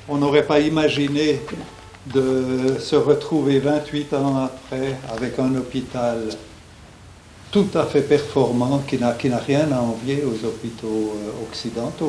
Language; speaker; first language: French; native; French